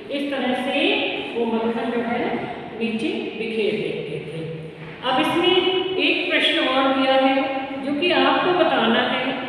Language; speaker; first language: Hindi; native; Hindi